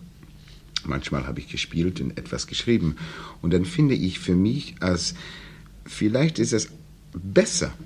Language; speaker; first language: German; non-native, learner; English